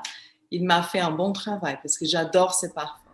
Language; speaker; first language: French; non-native, fluent; Portuguese